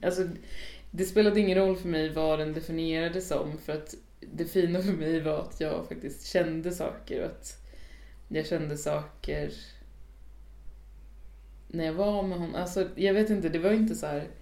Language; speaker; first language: Swedish; native; Swedish